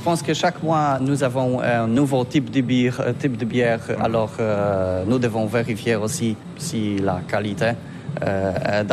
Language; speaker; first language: French; non-native, learner; Polish